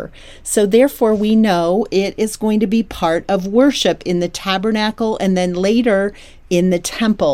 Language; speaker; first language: English; native; English